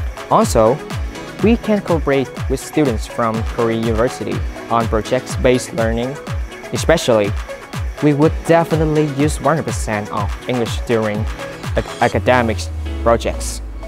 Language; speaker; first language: English; non-native, fluent; Vietnamese